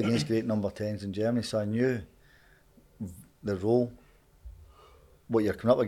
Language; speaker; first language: English; native; English